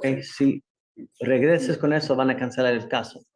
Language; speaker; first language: Spanish; non-native, learner; English